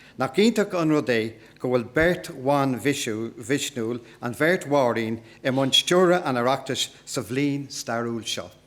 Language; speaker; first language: Irish; non-native, local second language; English